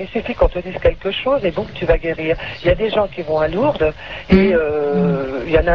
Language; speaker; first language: French; native; French